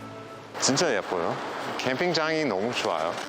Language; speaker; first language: Korean; non-native, fluent; English